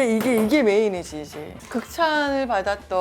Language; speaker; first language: Korean; native; Korean